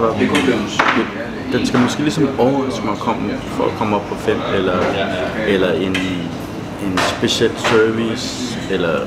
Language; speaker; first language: Danish; early bilingual, other home language; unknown